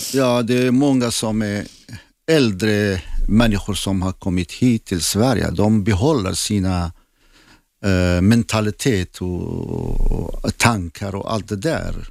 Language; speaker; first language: Swedish; non-native, fluent; Assyrian Neo-Aramaic